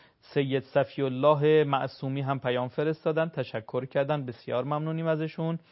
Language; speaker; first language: Persian; native; Persian